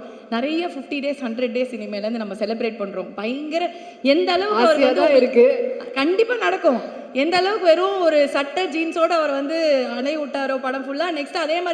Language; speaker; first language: Tamil; native; Tamil